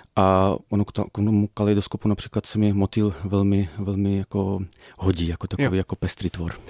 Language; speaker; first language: Czech; early bilingual, other home language; Russian